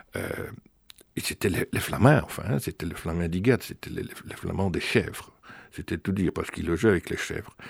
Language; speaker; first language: French; native; French